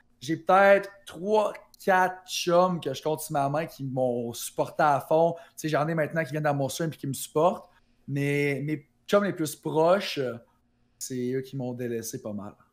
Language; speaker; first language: French; native; French